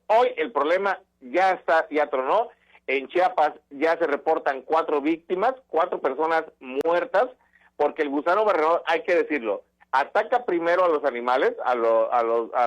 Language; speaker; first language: Spanish; native; Spanish